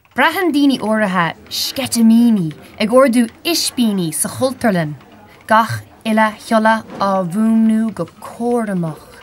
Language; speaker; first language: Irish; non-native, local second language; English